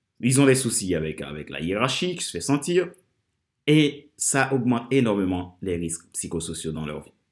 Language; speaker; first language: French; non-native, local second language; Haitian Creole